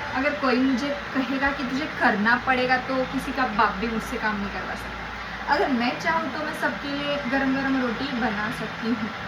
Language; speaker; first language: Hindi; non-native, local second language; Marathi